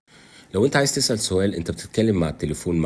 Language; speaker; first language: Arabic; native; Arabic